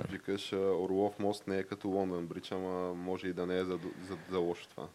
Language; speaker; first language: Bulgarian; native; Bulgarian